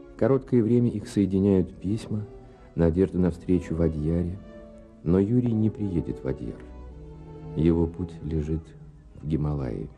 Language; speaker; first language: Russian; native; Russian